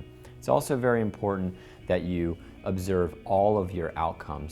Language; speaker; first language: English; native; English